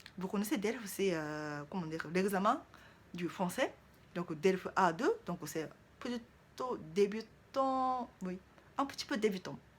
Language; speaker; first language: French; non-native, learner; Japanese